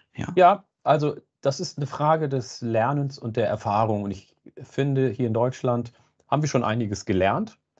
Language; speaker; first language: German; native; German